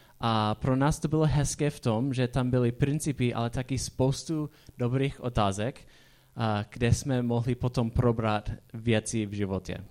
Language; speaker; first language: Czech; non-native, fluent; English